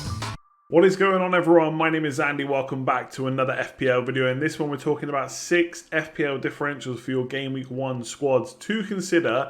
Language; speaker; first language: English; native; English